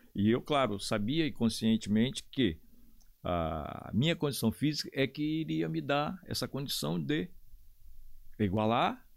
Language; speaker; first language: Portuguese; native; Portuguese